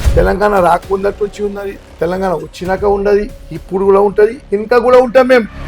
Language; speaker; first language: Telugu; non-native, local second language; Gujarati